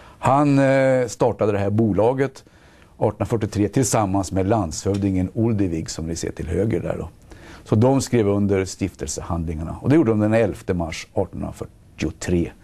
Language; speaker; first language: Swedish; native; Swedish